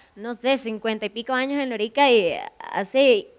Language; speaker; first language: Spanish; native; Spanish